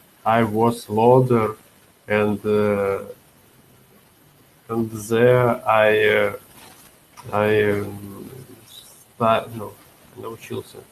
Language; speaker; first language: English; non-native, learner; Russian